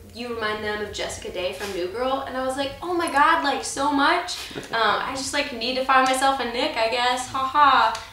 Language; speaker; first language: English; native; English